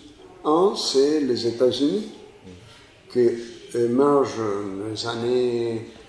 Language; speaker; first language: French; non-native, fluent; Spanish